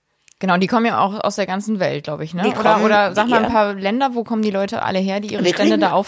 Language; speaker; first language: German; native; German